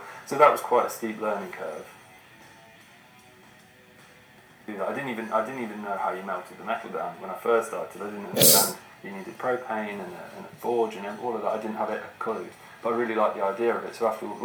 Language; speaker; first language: English; native; English